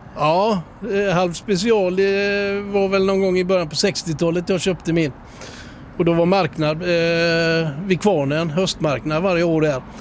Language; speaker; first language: Swedish; native; Swedish